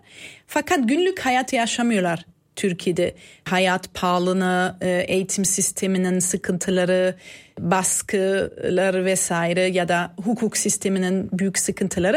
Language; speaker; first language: Turkish; non-native, fluent; German